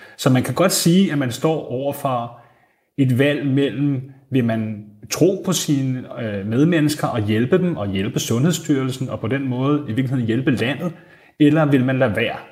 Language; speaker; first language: Danish; native; Danish